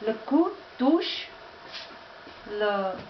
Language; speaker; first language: French; non-native, learner; Czech